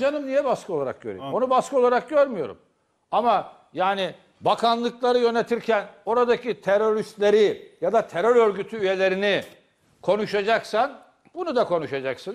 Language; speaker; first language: Turkish; native; Turkish